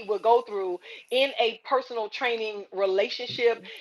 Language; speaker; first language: English; native; English